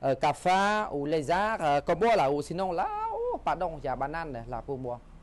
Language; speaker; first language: French; non-native, fluent; Khmer